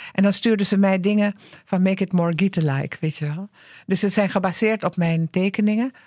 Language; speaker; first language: Dutch; early bilingual, heritage; Dutch